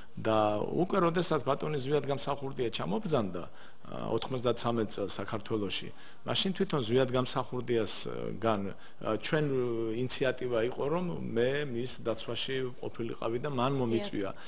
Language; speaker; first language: Georgian; native; Georgian